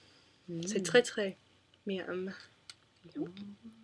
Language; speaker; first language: French; non-native, learner; English